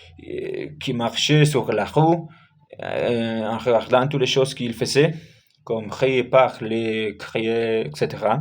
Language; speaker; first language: French; non-native, learner; Spanish